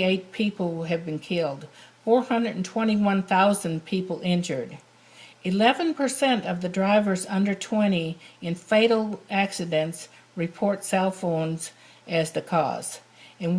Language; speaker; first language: English; native; English